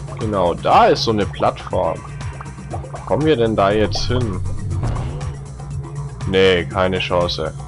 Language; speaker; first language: German; native; German